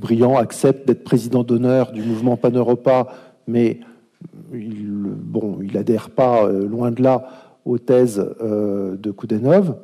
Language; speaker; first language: French; native; French